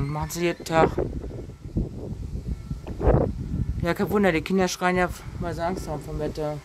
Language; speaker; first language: German; native; German